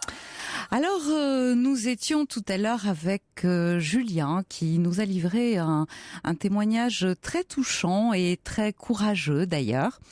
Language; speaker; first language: French; native; French